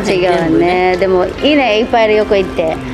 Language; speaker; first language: Japanese; non-native, fluent; Filipino